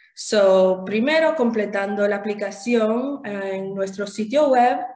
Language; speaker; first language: Spanish; early bilingual, heritage; Spanish